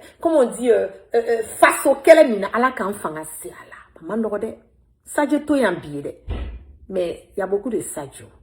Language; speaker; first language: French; non-native, local second language; Bambara